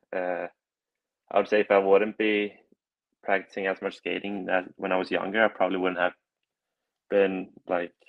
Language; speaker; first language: English; non-native, fluent; Swedish